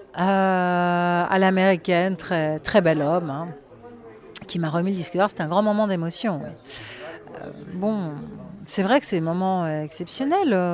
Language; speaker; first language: French; native; French